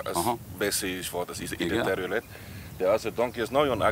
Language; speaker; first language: Hungarian; non-native, learner; Afrikaans